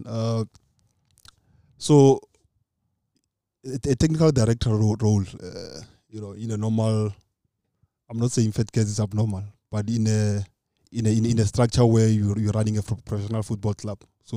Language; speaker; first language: English; non-native, local second language; Northern Sotho